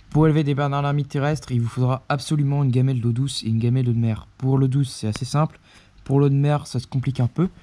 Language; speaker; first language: French; native; French